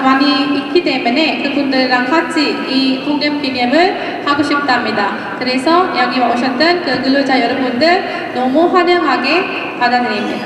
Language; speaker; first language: Korean; non-native, fluent; Sinhala